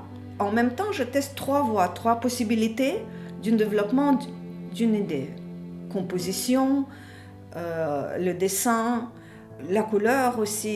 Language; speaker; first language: French; non-native, fluent; Russian